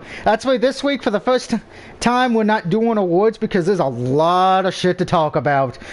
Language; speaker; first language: English; native; English